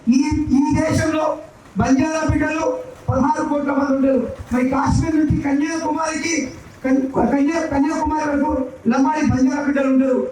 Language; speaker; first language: Telugu; non-native, local second language; Lambadi